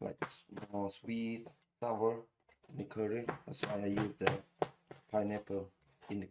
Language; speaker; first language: English; non-native, learner; Thai